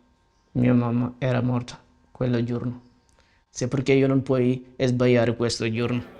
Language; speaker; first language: Italian; non-native, learner; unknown